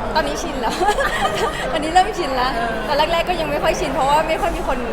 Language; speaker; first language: Thai; native; Thai